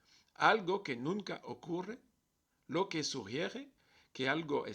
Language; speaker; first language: Spanish; non-native, fluent; French